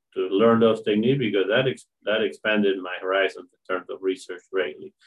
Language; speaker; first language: English; non-native, fluent; Spanish